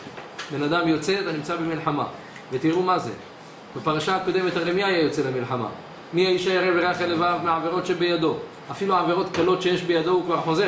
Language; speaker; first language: Hebrew; native; Hebrew